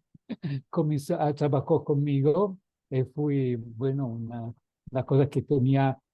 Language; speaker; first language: Spanish; non-native, fluent; Italian